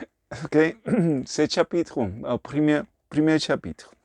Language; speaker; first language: French; non-native, learner; Spanish